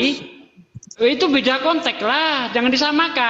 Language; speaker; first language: Indonesian; native; Indonesian